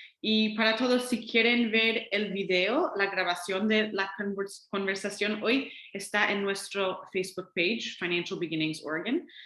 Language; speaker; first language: Spanish; non-native, fluent; English